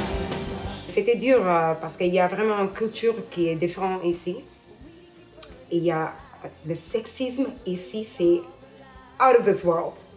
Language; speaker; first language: French; non-native, learner; English